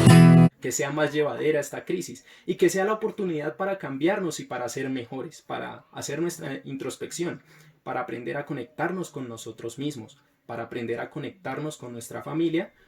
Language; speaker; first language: Spanish; native; Spanish